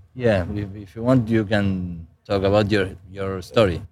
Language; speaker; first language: English; non-native, fluent; Spanish